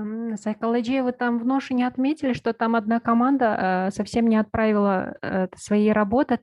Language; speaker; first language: Russian; non-native, local second language; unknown